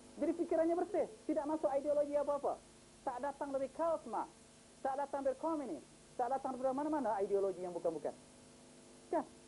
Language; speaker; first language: Malay; native; Malay